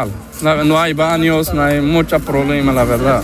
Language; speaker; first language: Spanish; non-native, learner; Arabic